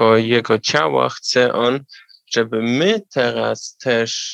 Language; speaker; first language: Polish; non-native, learner; German